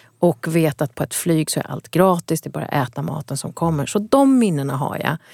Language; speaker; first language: Swedish; early bilingual, other home language; Kurdish